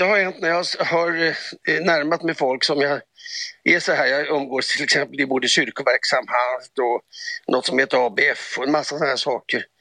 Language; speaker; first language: Swedish; native; Swedish